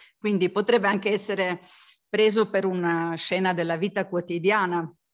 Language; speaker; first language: Italian; non-native, fluent; Slovenian